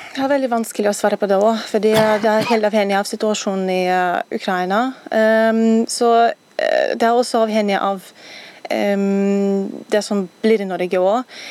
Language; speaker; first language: Norwegian; non-native, fluent; Ukrainian